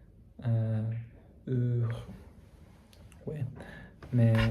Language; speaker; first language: French; non-native, learner; English